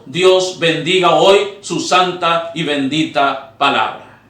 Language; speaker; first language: Spanish; native; Spanish